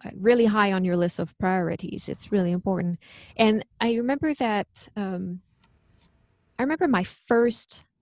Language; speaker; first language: English; non-native, fluent; French